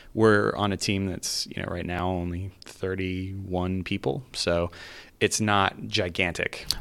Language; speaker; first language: English; native; English